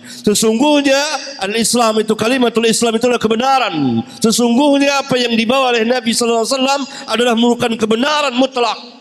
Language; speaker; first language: Malay; native; Malay